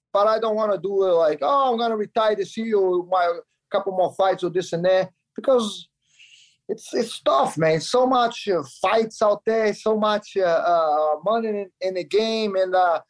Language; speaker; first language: English; non-native, learner; Kyrgyz